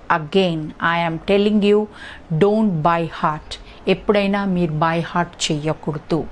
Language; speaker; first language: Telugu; early bilingual, heritage; Telugu